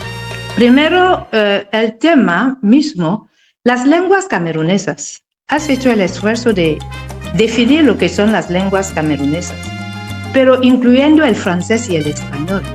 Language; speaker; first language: Spanish; non-native, fluent; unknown